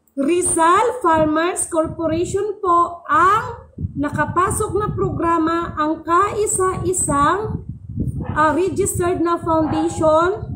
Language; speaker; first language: Filipino; non-native, local second language; Cebuano